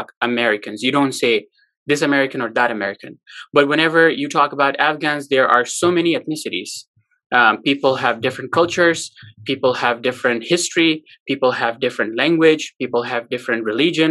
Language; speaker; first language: English; non-native, local second language; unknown